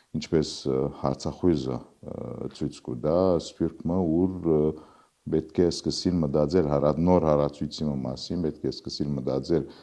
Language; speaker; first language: Armenian; early bilingual, heritage; Armenian